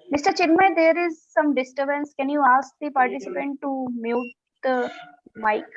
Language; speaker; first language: English; non-native, local second language; Hindi